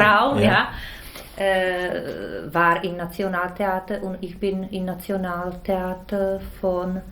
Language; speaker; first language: German; non-native, learner; Czech